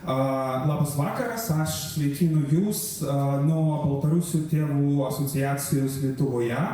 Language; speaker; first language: Lithuanian; non-native, learner; Belarusian